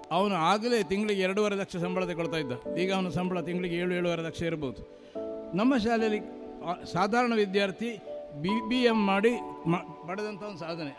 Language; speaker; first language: Kannada; non-native, local second language; Marathi